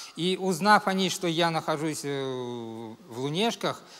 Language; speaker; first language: Russian; native; Russian